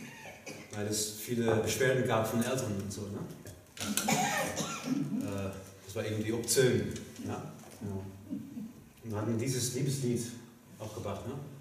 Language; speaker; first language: German; non-native, fluent; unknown